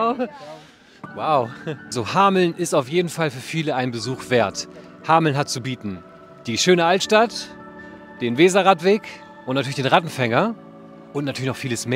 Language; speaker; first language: German; native; German